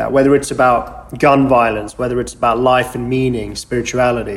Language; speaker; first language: English; native; English